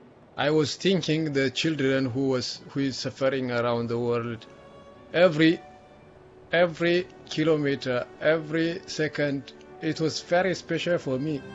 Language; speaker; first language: English; non-native, learner; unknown